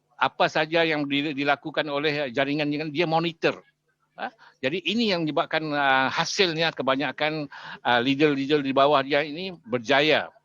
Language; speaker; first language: Malay; native; Malay